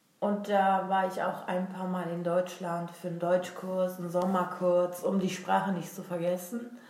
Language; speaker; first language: German; non-native, fluent; Turkish